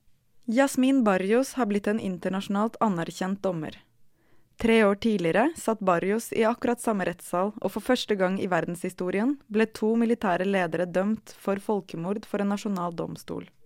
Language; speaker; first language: Norwegian; native; Norwegian